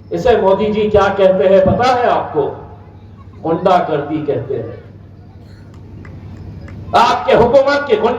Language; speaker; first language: Urdu; native; Urdu